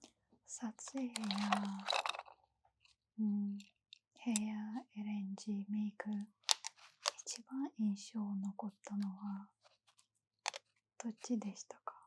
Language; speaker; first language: Japanese; non-native, learner; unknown